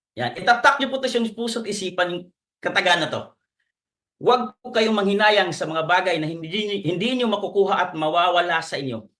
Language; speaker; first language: Filipino; non-native, local second language; Cebuano